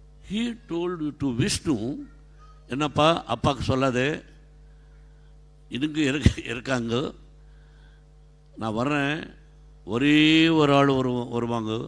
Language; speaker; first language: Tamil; non-native, learner; Telugu